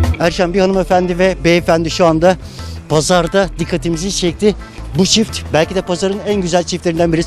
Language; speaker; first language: Turkish; native; Turkish